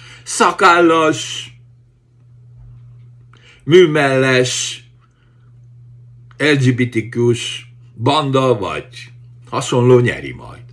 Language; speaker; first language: Hungarian; native; Hungarian